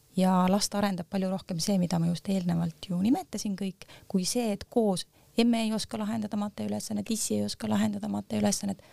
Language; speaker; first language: Estonian; native; Estonian